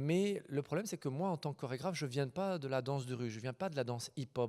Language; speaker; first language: French; native; French